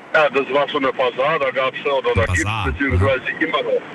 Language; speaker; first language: German; non-native, fluent; Chinese